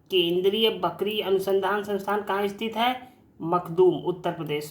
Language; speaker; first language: Hindi; native; Hindi